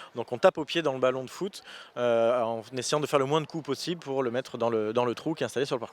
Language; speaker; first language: French; native; French